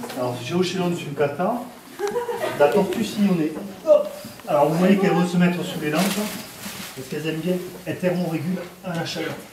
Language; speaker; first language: French; native; French